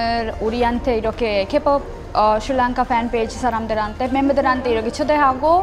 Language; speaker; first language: Korean; non-native, fluent; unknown